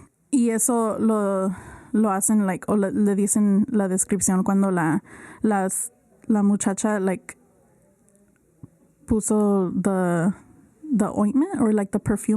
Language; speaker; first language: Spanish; early bilingual, heritage; Spanish